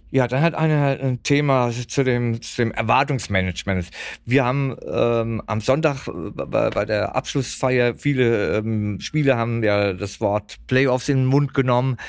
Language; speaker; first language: German; native; German